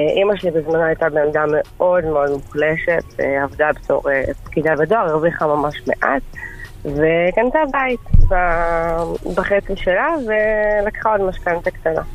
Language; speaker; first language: Hebrew; native; Hebrew